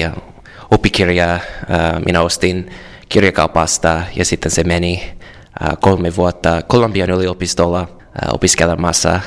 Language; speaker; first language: Finnish; non-native, learner; English